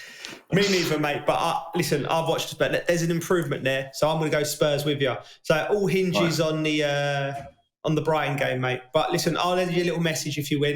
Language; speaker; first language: English; native; English